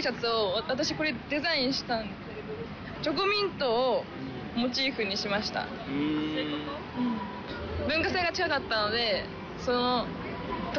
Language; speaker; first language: Japanese; native; Japanese